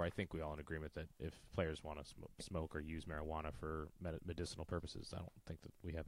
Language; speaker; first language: English; native; English